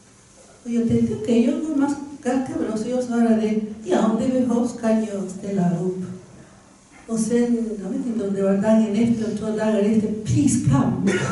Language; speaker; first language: Swedish; non-native, fluent; Spanish